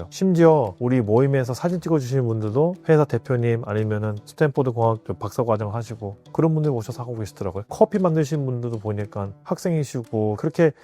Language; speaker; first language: Korean; native; Korean